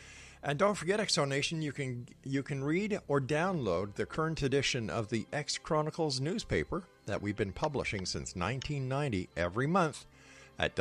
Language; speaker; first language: English; native; English